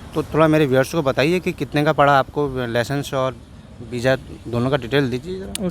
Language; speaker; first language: Hindi; native; Hindi